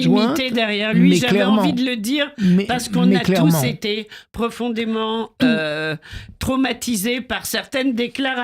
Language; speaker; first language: French; native; French